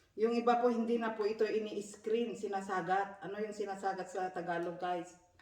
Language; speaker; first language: Filipino; non-native, local second language; Iloko